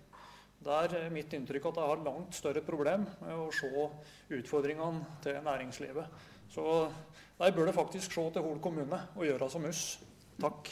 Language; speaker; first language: Norwegian; native; Norwegian